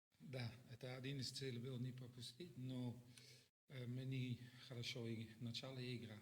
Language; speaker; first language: Russian; non-native, learner; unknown